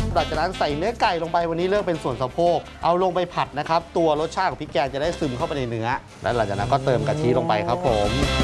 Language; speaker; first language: Thai; native; Thai